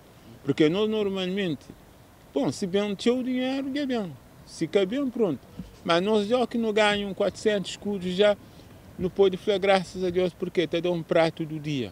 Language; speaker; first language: Portuguese; non-native, local second language; Kabuverdianu